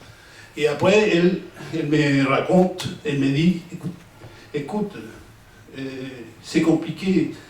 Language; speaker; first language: French; non-native, fluent; Spanish